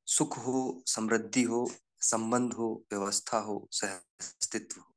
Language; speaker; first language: Hindi; native; Hindi